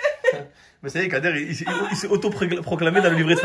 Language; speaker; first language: French; native; French